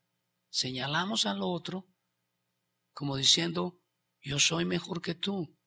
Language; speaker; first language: Spanish; native; Spanish